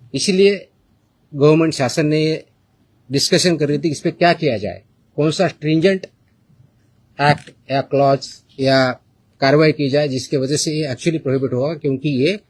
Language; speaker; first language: Hindi; non-native, local second language; Marathi